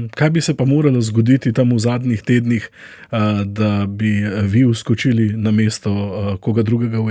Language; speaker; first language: Slovenian; native; Slovenian